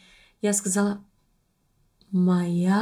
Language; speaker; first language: Russian; non-native, learner; English